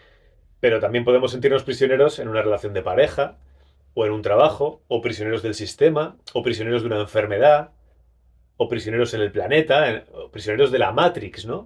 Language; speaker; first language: Spanish; native; Spanish